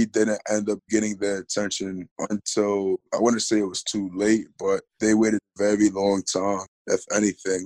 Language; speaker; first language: English; native; English